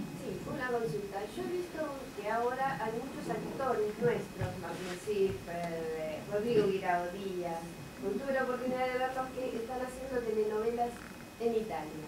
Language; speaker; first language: Spanish; native; Spanish